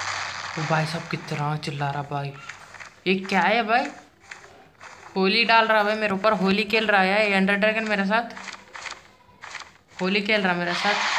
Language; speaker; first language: Hindi; native; Hindi